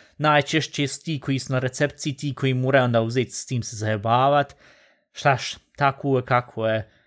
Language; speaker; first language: Bosnian; early bilingual, heritage; Bosnian